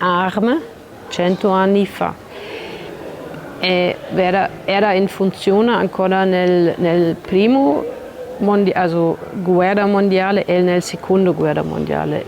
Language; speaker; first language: Italian; non-native, learner; German